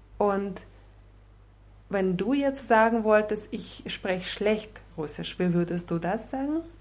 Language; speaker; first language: German; non-native, fluent; Russian